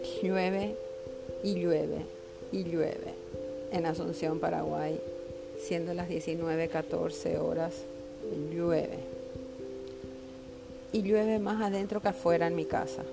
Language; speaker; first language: Spanish; native; Spanish